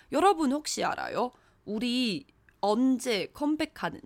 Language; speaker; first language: Korean; non-native, fluent; Chinese